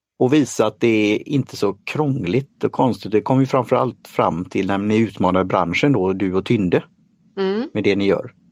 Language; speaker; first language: Swedish; native; Swedish